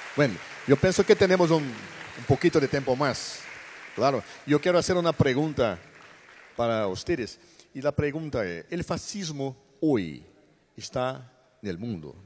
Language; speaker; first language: Spanish; non-native, learner; Portuguese